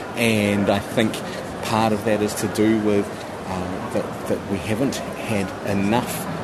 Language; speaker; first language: English; native; English